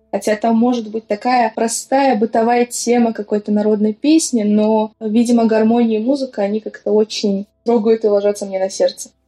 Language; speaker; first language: Russian; non-native, local second language; Azerbaijani